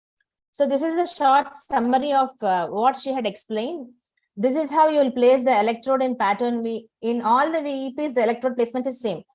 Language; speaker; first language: English; non-native, local second language; Tamil